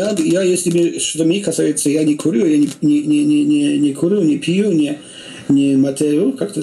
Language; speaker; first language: Russian; non-native, learner; Polish